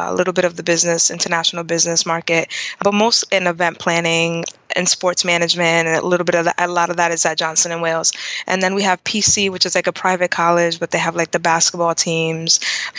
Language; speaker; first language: English; native; English